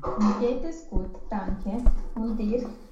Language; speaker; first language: German; non-native, learner; Romanian